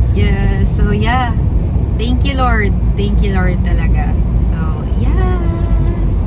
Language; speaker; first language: Filipino; native; Filipino